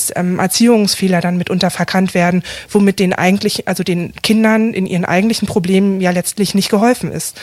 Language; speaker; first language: German; native; German